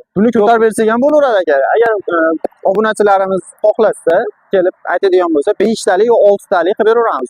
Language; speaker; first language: Uzbek; native; Uzbek